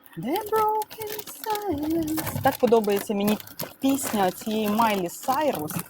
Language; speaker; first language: Ukrainian; non-native, local second language; Russian